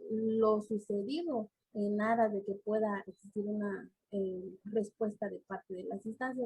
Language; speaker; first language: Spanish; native; Spanish